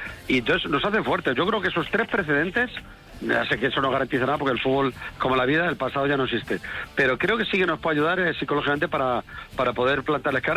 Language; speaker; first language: Spanish; native; Spanish